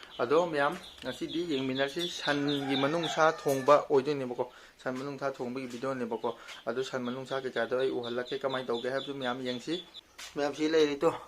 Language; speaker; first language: Manipuri; non-native, local second language; Rongmei Naga